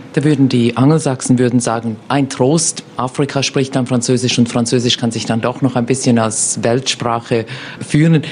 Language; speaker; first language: German; native; German